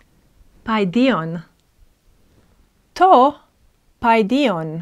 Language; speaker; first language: Greek; non-native, fluent; English